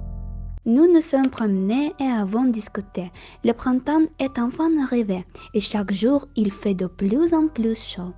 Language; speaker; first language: French; non-native, learner; Russian